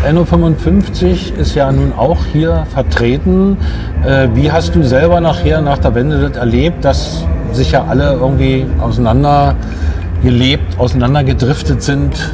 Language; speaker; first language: German; native; German